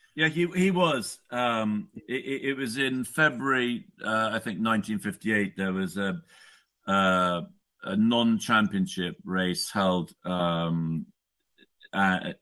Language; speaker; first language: English; native; English